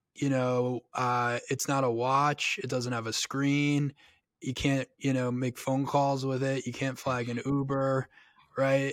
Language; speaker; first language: English; native; English